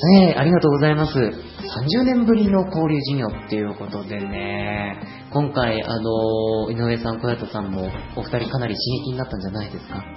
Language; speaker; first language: Japanese; native; Japanese